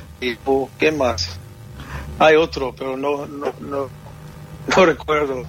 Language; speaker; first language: Spanish; non-native, fluent; Hebrew